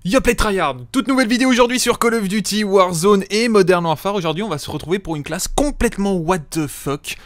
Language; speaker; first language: French; native; French